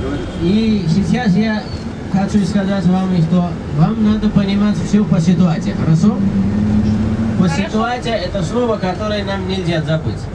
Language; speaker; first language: Russian; non-native, learner; Nepali